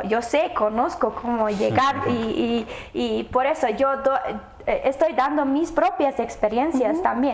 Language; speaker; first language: Spanish; non-native, learner; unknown